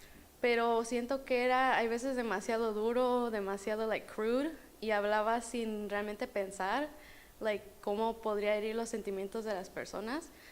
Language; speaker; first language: Spanish; early bilingual, heritage; Spanish